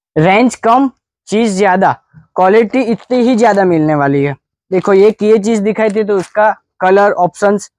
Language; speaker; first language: Hindi; non-native, local second language; Gujarati